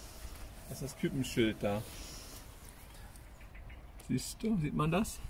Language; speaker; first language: German; native; German